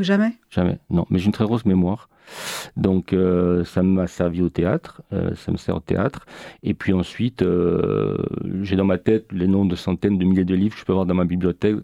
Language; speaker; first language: French; native; French